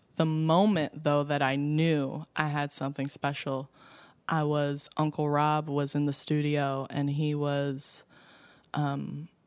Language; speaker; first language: English; native; English